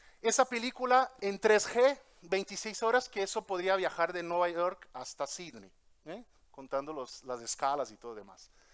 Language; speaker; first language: Spanish; early bilingual, heritage; Portuguese